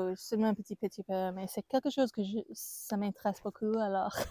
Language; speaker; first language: French; non-native, learner; English